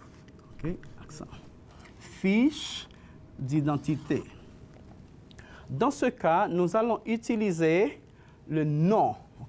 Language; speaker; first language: French; non-native, fluent; Spanish